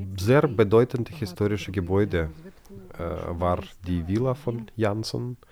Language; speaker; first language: German; non-native, fluent; Ukrainian